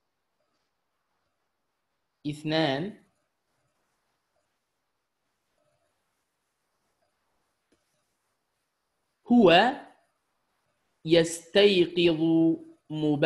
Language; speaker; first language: Arabic; non-native, fluent; Indonesian